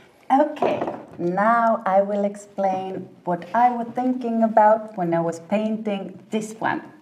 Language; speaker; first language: English; non-native, fluent; Swedish